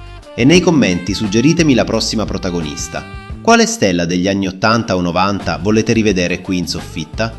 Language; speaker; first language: Italian; native; Italian